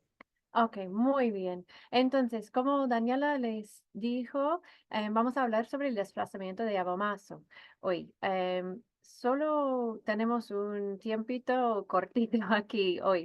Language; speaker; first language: Spanish; non-native, fluent; English